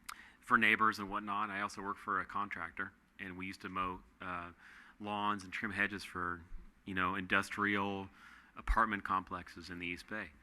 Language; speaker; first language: English; native; English